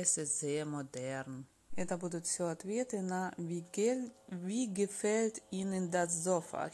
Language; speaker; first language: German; non-native, fluent; Russian